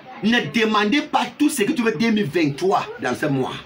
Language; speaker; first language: French; non-native, local second language; English